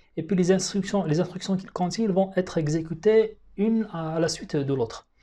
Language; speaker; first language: French; non-native, local second language; Arabic